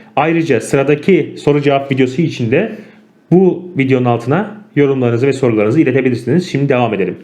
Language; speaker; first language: Turkish; native; Turkish